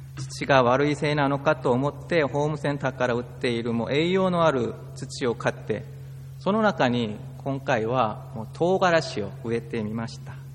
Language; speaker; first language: Japanese; non-native, fluent; Korean